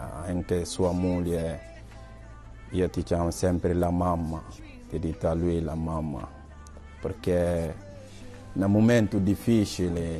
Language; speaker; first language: Italian; non-native, learner; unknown